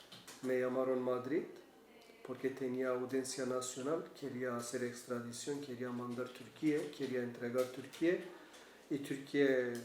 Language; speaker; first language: Spanish; non-native, learner; Kurdish